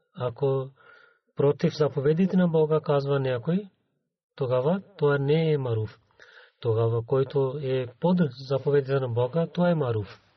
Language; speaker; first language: Bulgarian; non-native, learner; Urdu